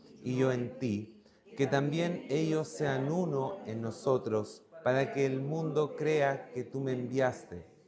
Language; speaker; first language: Spanish; native; Spanish